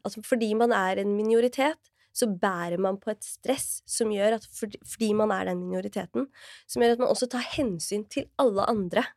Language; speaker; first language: Norwegian; early bilingual, other home language; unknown